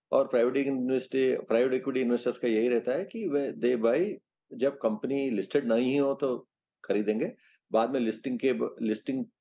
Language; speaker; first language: Hindi; non-native, local second language; Telugu